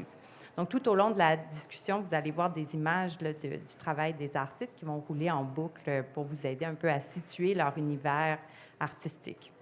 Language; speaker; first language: French; native; French